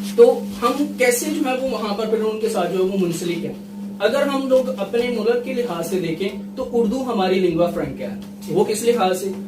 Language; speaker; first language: Urdu; non-native, local second language; Punjabi